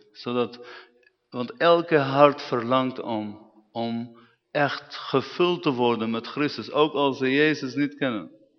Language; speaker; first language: Dutch; non-native, fluent; Arabic